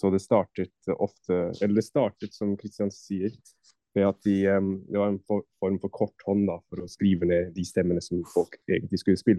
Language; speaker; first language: Norwegian; non-native, fluent; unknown